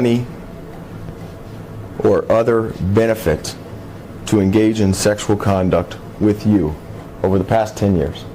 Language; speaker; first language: English; native; English